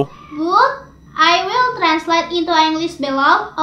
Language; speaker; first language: English; non-native, learner; Indonesian